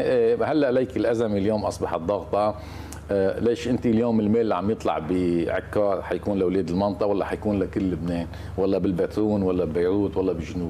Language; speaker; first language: Arabic; native; Arabic